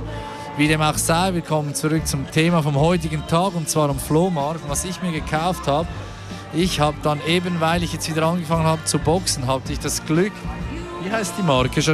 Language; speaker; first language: German; native; German